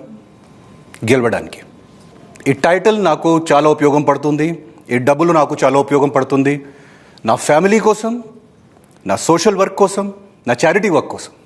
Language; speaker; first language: Telugu; non-native, fluent; Hindi